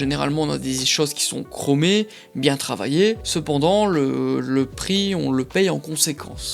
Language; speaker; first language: French; native; French